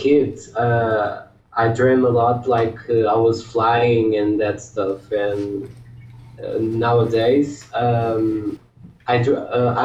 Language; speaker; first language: English; non-native, learner; Portuguese